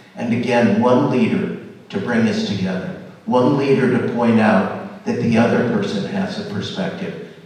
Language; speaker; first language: English; native; English